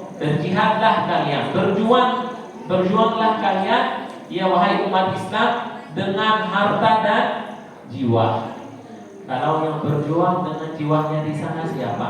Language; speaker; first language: Indonesian; non-native, fluent; Arabic